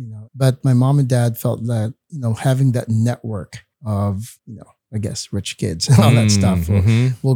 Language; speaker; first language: English; non-native, local second language; Hiligaynon